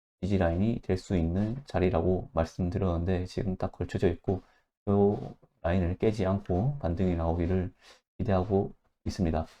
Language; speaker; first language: Korean; native; Korean